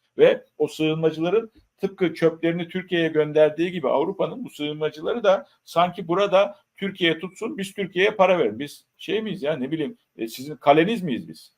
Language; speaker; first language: Turkish; native; Turkish